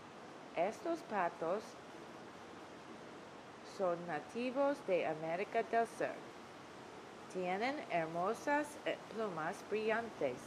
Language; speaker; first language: Spanish; non-native, learner; English